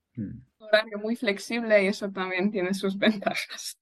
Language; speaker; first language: Spanish; non-native, fluent; Polish